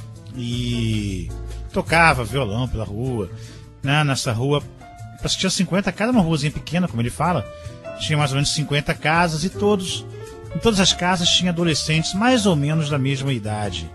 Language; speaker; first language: Portuguese; native; Portuguese